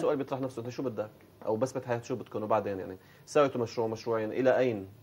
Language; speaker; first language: Arabic; native; Arabic